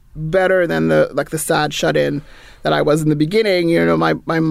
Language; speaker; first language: English; native; English